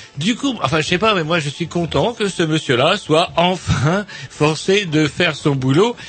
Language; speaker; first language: French; native; French